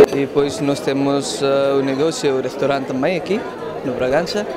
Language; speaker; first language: Portuguese; non-native, learner; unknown